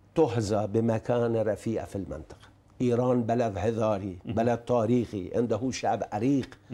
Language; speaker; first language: Arabic; non-native, fluent; Persian